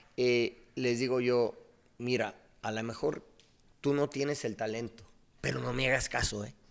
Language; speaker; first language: Spanish; native; Spanish